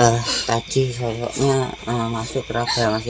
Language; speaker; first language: Indonesian; native; Indonesian